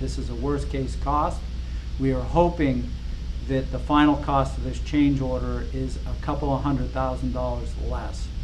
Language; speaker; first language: English; native; English